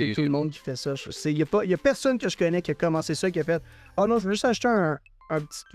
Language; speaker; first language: French; native; French